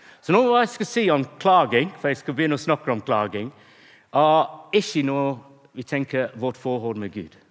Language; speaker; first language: Norwegian; non-native, fluent; English